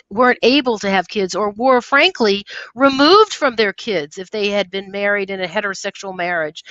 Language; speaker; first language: English; native; English